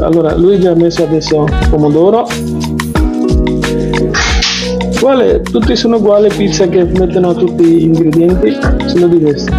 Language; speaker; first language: Italian; non-native, learner; Bangla